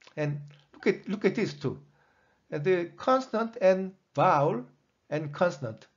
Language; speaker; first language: English; non-native, fluent; Korean